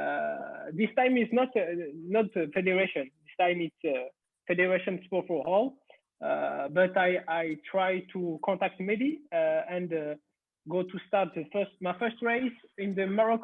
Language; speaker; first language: English; non-native, learner; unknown